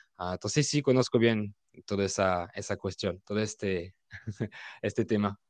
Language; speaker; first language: Spanish; non-native, fluent; French